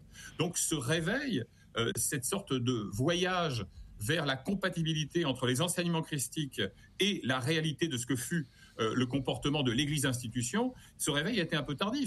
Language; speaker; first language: French; native; French